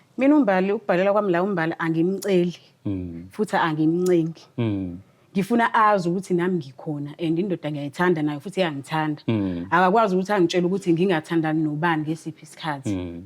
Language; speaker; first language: Zulu; native; Zulu